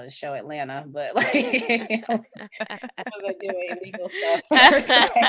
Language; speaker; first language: English; native; English